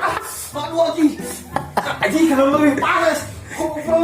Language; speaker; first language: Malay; non-native, local second language; Sundanese